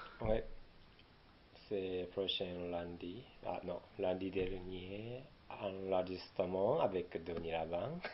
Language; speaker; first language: French; non-native, learner; Japanese